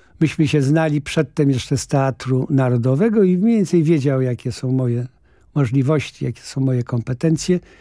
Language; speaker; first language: Polish; native; Polish